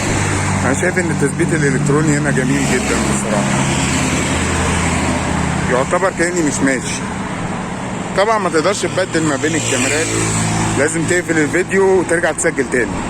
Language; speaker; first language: Arabic; native; Arabic